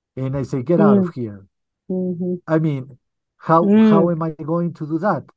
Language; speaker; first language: English; early bilingual, other home language; Spanish